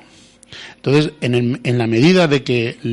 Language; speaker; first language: Spanish; native; Spanish